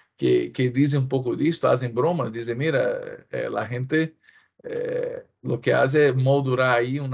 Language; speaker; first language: Spanish; non-native, fluent; Portuguese